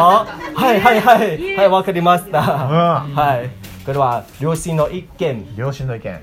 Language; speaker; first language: Japanese; non-native, learner; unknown